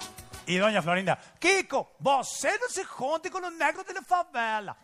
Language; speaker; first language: Spanish; native; Spanish